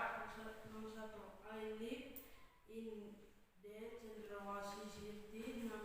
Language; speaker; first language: English; non-native, learner; Indonesian